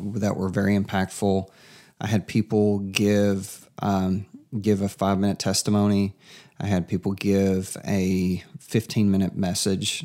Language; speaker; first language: English; native; English